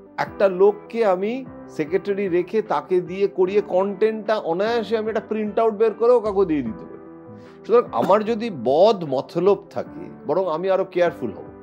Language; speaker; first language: Bangla; native; Bangla